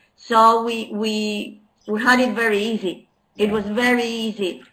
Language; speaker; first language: English; non-native, fluent; Spanish